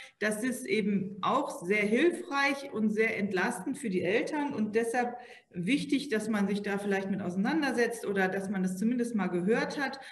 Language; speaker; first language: German; native; German